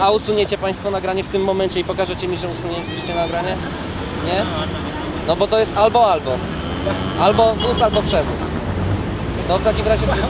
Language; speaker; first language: Polish; native; Polish